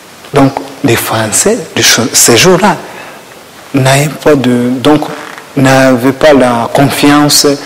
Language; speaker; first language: French; non-native, learner; Kinyarwanda